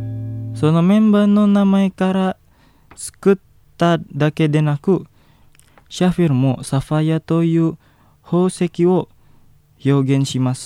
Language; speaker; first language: Japanese; non-native, fluent; Indonesian